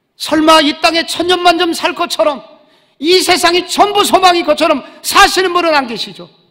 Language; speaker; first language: Korean; native; Korean